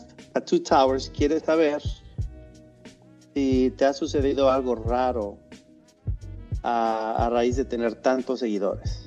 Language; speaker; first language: Spanish; non-native, fluent; English